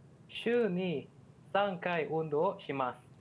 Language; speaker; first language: Japanese; non-native, learner; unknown